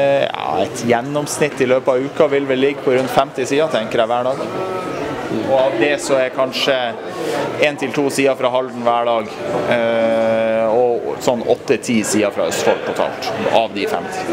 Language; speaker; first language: Norwegian; native; Norwegian